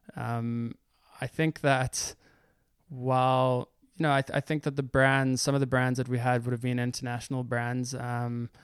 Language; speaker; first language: English; native; English